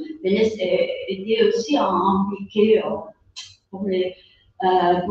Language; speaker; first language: French; non-native, fluent; Spanish